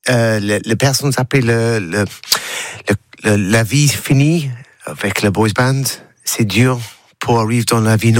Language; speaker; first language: French; non-native, learner; English